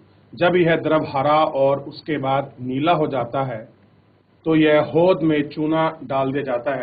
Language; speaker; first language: Hindi; native; Hindi